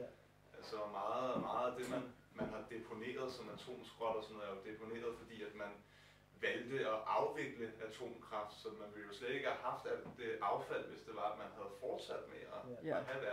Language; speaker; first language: Danish; native; Danish